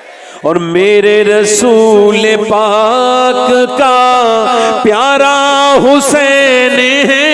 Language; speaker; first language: Urdu; native; Urdu